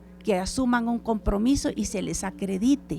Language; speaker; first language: Spanish; native; Spanish